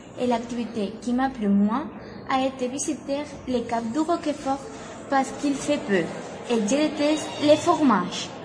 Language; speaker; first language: French; non-native, learner; Catalan